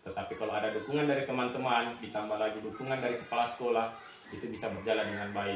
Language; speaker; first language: Indonesian; native; Indonesian